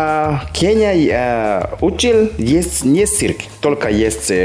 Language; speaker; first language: Russian; non-native, learner; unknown